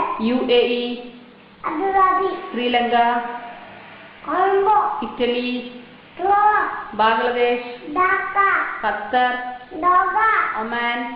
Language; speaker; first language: English; non-native, learner; Arabic